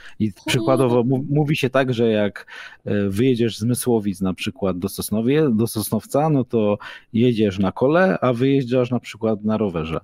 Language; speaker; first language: Polish; native; Polish